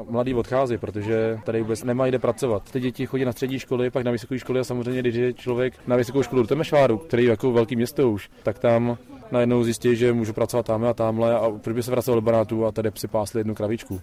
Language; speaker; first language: Czech; native; Czech